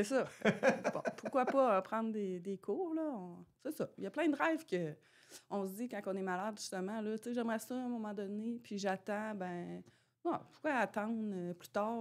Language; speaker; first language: French; native; French